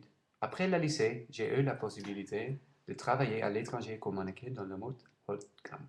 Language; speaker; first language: French; non-native, learner; Dutch